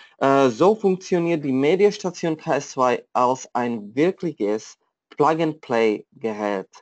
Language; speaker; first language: German; non-native, fluent; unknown